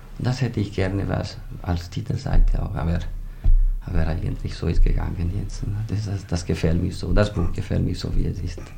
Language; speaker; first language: German; non-native, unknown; Italian